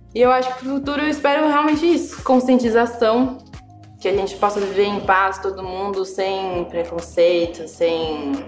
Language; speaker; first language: Portuguese; early bilingual, other home language; German